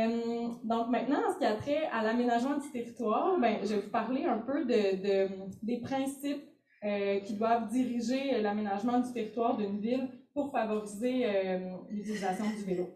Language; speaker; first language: French; native; French